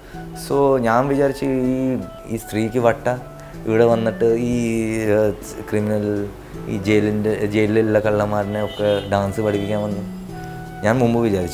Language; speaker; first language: Malayalam; early bilingual, heritage; Malayalam